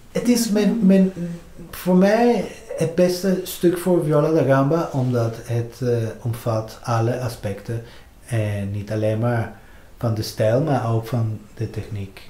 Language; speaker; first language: Dutch; non-native, fluent; Spanish